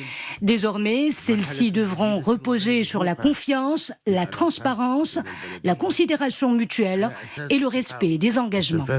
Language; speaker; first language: French; non-native, local second language; Arabic